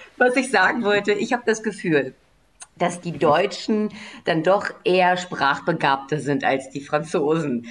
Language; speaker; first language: German; native; German